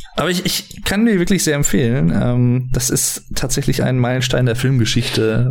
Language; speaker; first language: German; native; German